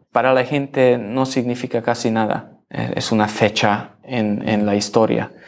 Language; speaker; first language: Spanish; non-native, learner; Hungarian